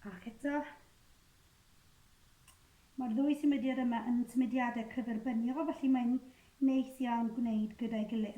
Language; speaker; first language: Welsh; native; Welsh